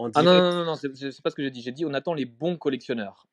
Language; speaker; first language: French; native; French